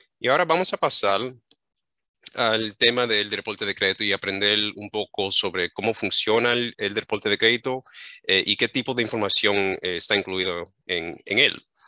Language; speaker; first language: Spanish; early bilingual, heritage; English